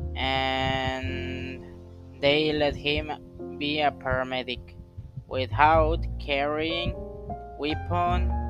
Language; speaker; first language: English; non-native, learner; Spanish